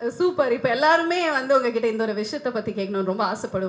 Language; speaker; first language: Tamil; native; Tamil